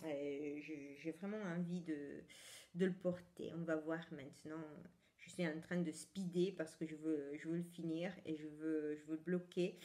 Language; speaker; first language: French; non-native, fluent; Italian